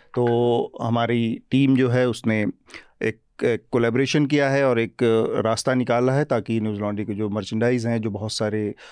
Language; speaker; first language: Hindi; native; Hindi